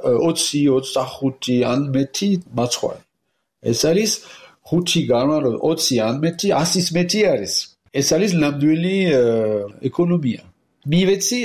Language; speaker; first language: Georgian; non-native, learner; French